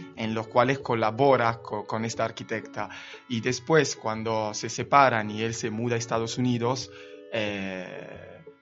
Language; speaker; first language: Spanish; non-native, fluent; Italian